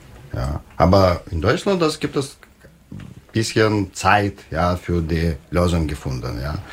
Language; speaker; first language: German; non-native, learner; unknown